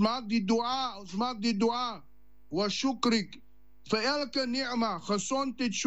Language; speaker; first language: Dutch; non-native, learner; Afrikaans